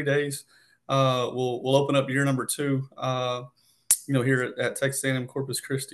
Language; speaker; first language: English; native; English